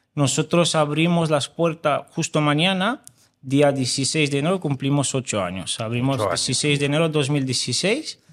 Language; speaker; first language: Spanish; non-native, fluent; Romanian